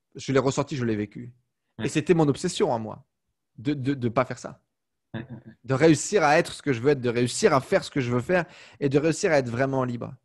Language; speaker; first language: French; native; French